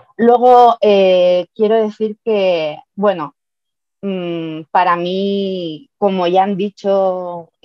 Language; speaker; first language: Spanish; native; Spanish